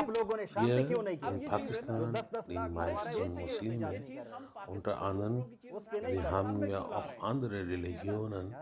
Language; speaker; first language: German; non-native, learner; Urdu